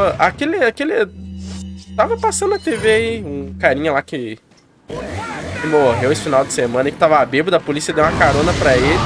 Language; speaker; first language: Portuguese; native; Portuguese